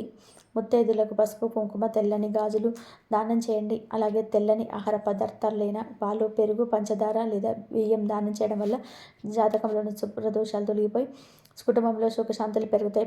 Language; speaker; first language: Telugu; native; Telugu